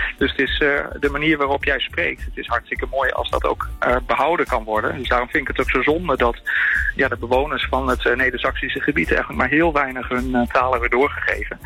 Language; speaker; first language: Dutch; native; Dutch